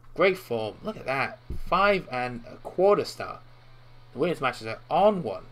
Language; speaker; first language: English; native; English